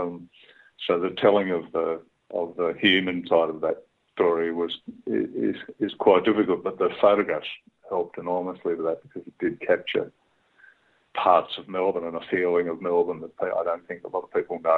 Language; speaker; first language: English; native; English